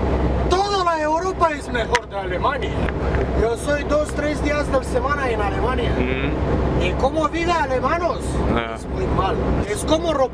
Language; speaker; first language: Spanish; non-native, fluent; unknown